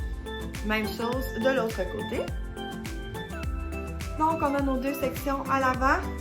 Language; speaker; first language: French; native; French